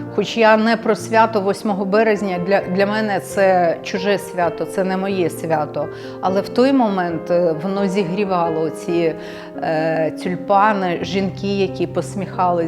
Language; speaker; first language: Ukrainian; native; Ukrainian